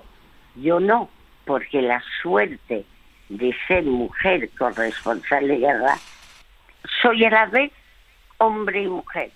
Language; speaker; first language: Spanish; early bilingual, other home language; French